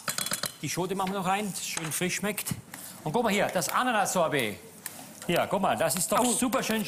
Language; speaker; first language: German; native; German